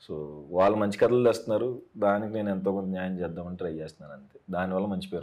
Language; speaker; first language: Telugu; native; Telugu